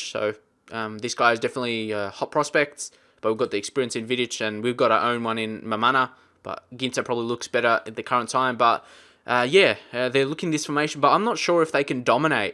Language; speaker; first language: English; native; English